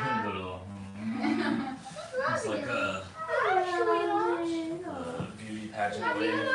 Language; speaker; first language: English; native; English